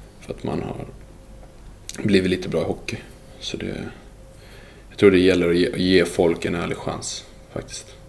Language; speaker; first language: Swedish; early bilingual, other home language; Serbian